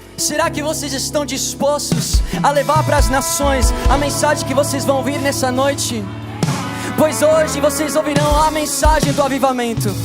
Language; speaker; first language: Portuguese; non-native, fluent; English